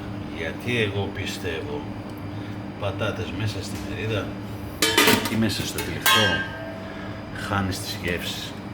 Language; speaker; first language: Greek; non-native, learner; Persian